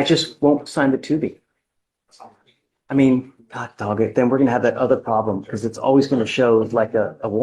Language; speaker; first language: English; native; English